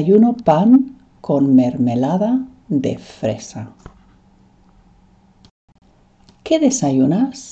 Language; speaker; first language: Spanish; non-native, fluent; English